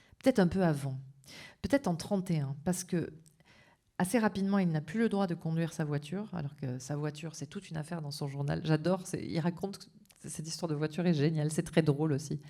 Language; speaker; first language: French; native; French